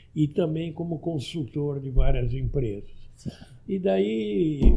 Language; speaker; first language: Portuguese; early bilingual, other home language; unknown